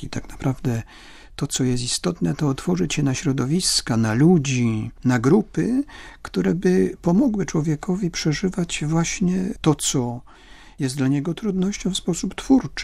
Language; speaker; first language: Polish; native; Polish